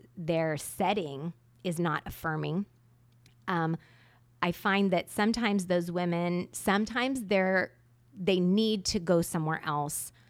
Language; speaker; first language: English; native; English